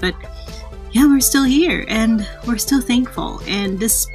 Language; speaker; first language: English; non-native, local second language; Filipino